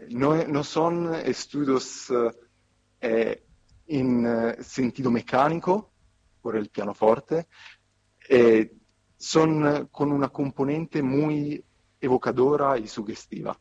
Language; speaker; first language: Spanish; non-native, fluent; Italian